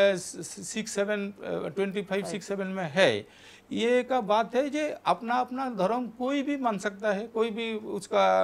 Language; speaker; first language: Hindi; non-native, local second language; Santali